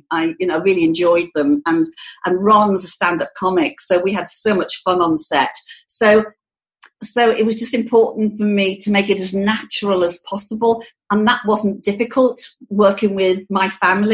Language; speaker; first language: English; native; English